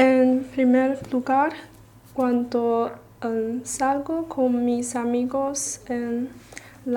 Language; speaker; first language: Spanish; non-native, learner; Chinese